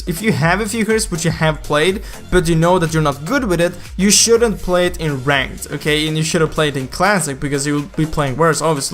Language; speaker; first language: English; non-native, fluent; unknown